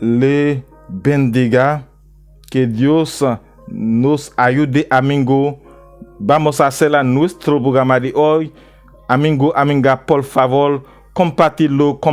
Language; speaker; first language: Spanish; non-native, learner; Haitian Creole